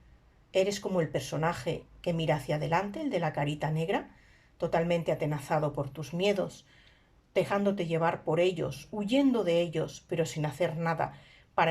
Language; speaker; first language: Spanish; native; Spanish